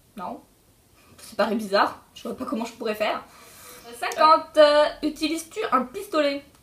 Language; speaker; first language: French; early bilingual, other home language; Polish